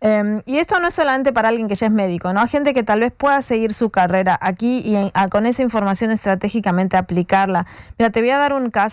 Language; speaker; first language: Spanish; native; Spanish